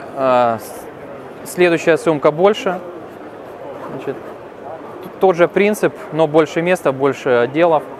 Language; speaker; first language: Russian; native; Russian